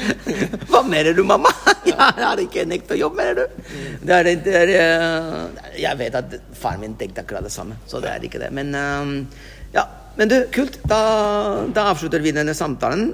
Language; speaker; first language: Norwegian; non-native, fluent; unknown